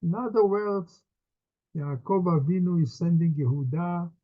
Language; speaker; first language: English; non-native, fluent; Hebrew